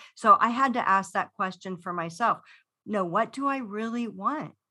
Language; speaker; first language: English; native; English